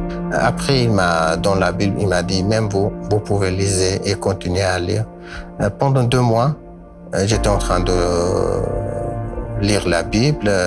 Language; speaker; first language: French; non-native, learner; Kurdish